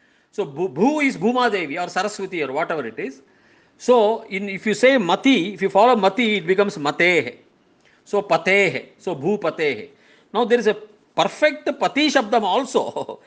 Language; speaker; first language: English; non-native, local second language; Tamil